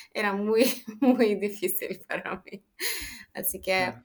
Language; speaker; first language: Spanish; non-native, learner; Macedonian